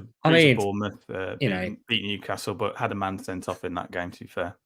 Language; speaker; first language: English; native; English